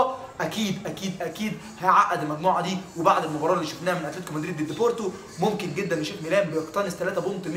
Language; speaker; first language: Arabic; native; Arabic